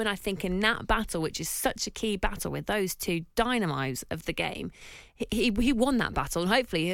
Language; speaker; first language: English; native; English